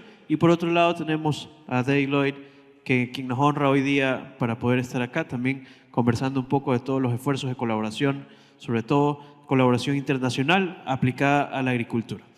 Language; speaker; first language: Spanish; native; Spanish